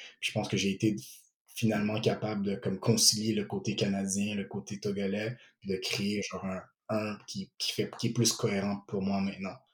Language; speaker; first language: French; early bilingual, other home language; Ewe